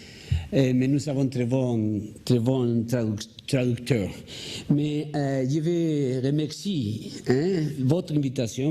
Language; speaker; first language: French; non-native, learner; Spanish